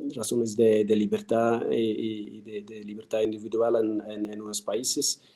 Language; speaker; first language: Spanish; non-native, fluent; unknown